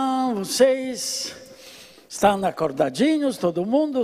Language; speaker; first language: Portuguese; non-native, fluent; Italian